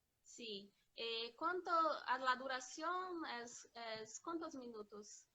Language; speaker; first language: Spanish; non-native, learner; Portuguese